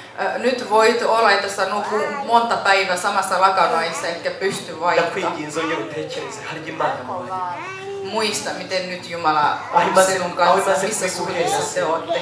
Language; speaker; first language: Finnish; non-native, fluent; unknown